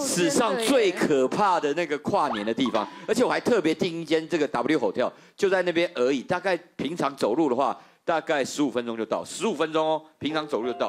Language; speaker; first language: Chinese; native; Chinese